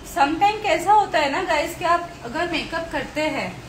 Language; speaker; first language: Hindi; non-native, local second language; Gujarati